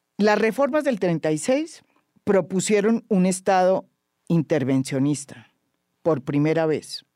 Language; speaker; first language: Spanish; native; Spanish